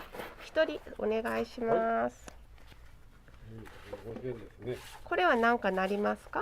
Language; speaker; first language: Japanese; native; Japanese